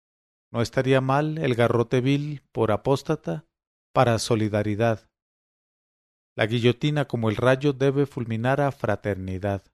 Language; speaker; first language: Spanish; native; Spanish